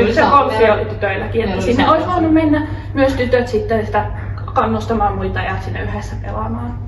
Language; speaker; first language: Finnish; native; Finnish